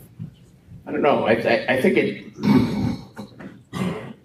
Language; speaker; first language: English; native; English